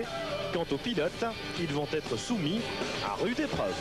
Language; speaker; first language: French; native; French